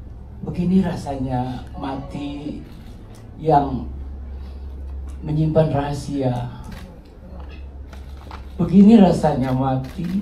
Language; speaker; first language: Indonesian; non-native, local second language; Sundanese